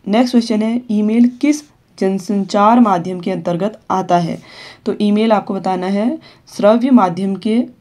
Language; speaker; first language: Hindi; native; Hindi